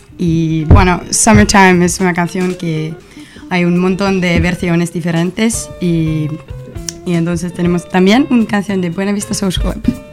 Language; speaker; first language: Spanish; non-native, learner; Finnish